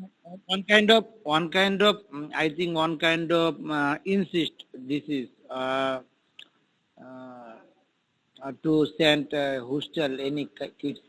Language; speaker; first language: English; non-native, local second language; Bangla